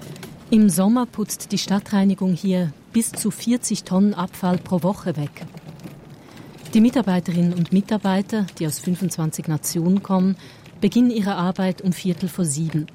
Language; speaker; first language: German; native; German